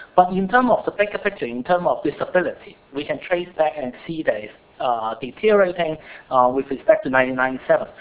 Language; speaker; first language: English; non-native, local second language; Cantonese